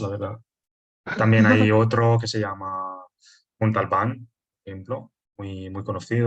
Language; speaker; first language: Spanish; non-native, fluent; Italian